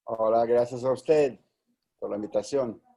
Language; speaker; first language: Spanish; non-native, fluent; Italian